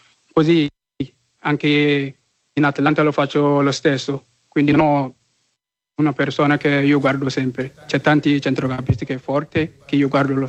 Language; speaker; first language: Italian; non-native, learner; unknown